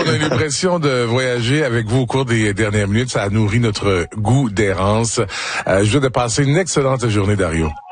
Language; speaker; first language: French; native; French